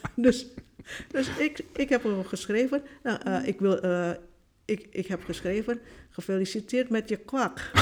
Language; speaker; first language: Dutch; non-native, fluent; Indonesian